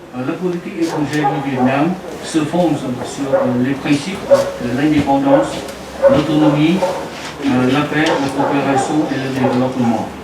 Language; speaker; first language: French; non-native, learner; Vietnamese